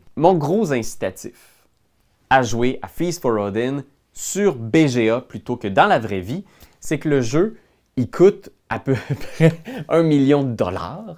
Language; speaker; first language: French; native; French